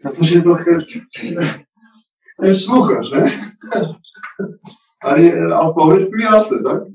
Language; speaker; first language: Polish; non-native, learner; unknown